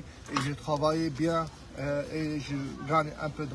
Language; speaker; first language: French; non-native, learner; Arabic